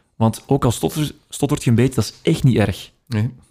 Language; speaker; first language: Dutch; native; Dutch